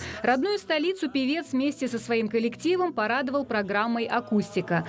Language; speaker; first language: Russian; native; Russian